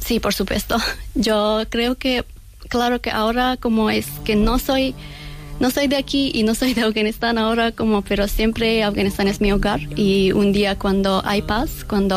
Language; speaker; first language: Spanish; non-native, learner; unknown